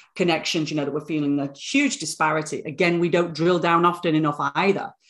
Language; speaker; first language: English; native; English